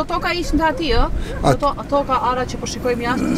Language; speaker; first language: Albanian; native; Albanian